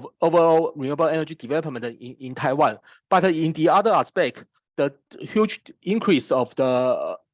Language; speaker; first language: English; non-native, fluent; Chinese